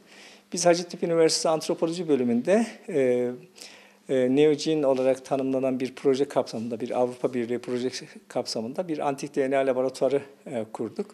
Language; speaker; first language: Turkish; native; Turkish